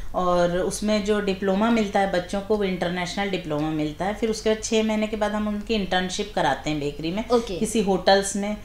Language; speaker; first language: Hindi; native; Hindi